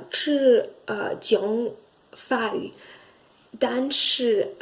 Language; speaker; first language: Chinese; non-native, learner; French